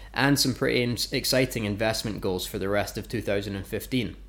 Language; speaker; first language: English; native; English